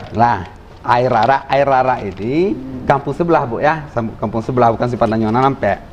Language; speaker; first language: Indonesian; native; Indonesian